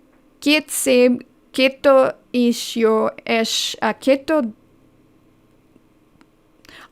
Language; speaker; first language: Hungarian; non-native, learner; English